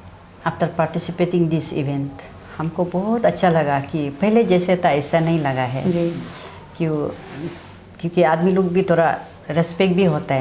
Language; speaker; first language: Hindi; non-native, local second language; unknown